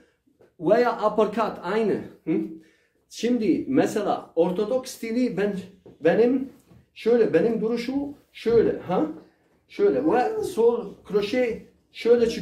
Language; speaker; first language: Turkish; non-native, learner; Arabic